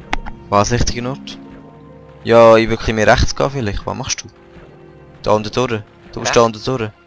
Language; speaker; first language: German; native; German